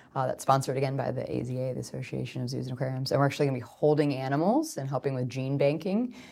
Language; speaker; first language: English; native; English